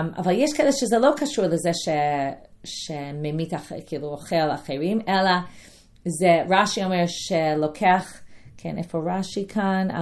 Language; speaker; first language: Hebrew; non-native, fluent; English